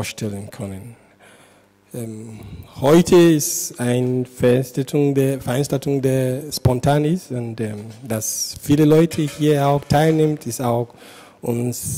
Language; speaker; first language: German; non-native, learner; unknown